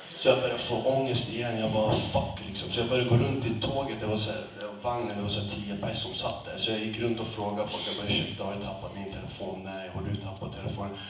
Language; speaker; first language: Swedish; early bilingual, other home language; Kurdish